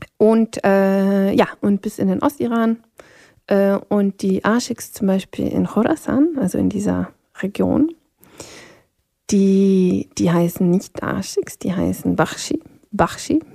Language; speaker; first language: German; non-native, local second language; Upper Sorbian